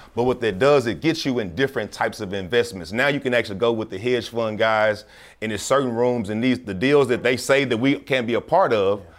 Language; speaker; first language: English; native; English